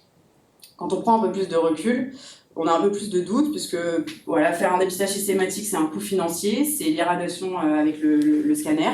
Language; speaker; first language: French; native; French